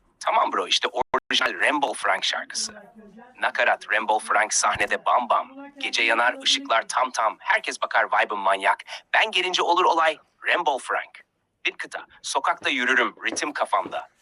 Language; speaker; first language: Turkish; native; Turkish